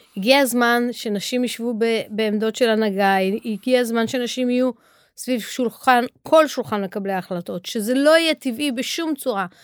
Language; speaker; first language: Hebrew; native; Hebrew